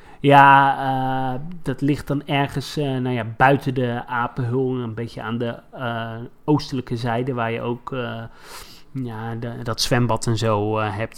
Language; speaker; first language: Dutch; native; Dutch